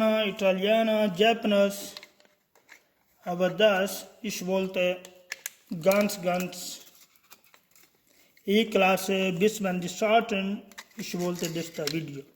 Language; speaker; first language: German; non-native, learner; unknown